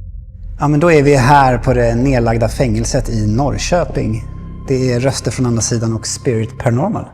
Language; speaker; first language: Swedish; native; Swedish